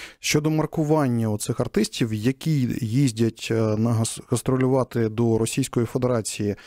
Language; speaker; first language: Ukrainian; native; Ukrainian